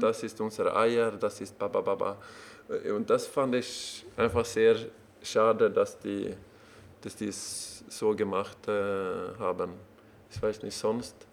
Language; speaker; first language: German; non-native, learner; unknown